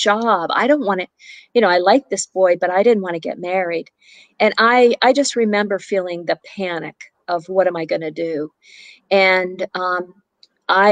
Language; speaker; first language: English; native; English